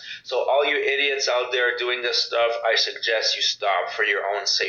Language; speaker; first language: English; native; English